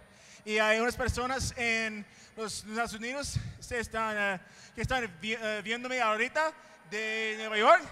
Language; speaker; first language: Spanish; non-native, learner; English